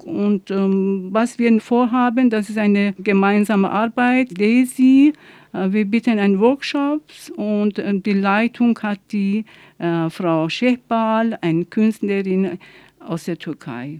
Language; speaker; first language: German; non-native, fluent; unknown